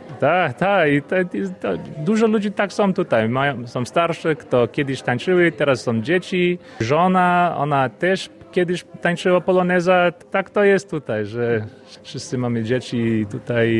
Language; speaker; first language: Polish; early bilingual, heritage; Polish